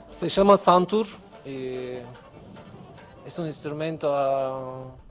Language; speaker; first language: Spanish; non-native, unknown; Kurdish